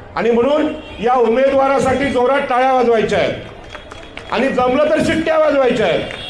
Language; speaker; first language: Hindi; non-native, local second language; Marathi